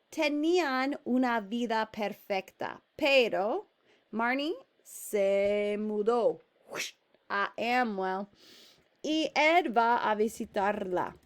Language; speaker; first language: Spanish; non-native, fluent; English